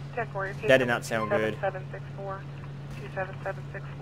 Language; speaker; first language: English; native; English